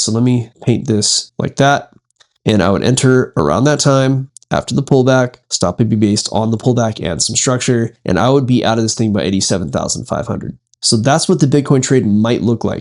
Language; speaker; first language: English; native; English